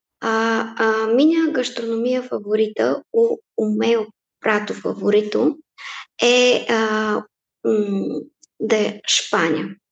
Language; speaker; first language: Portuguese; non-native, fluent; Bulgarian